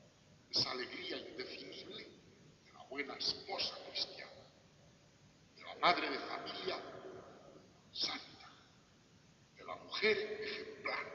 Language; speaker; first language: Spanish; native; Spanish